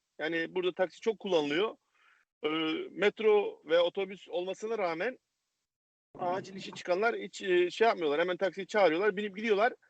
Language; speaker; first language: Turkish; native; Turkish